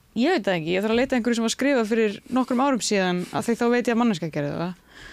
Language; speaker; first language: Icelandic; native; Icelandic